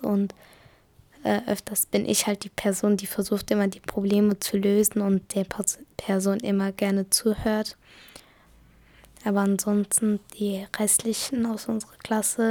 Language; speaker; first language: German; early bilingual, other home language; Kurdish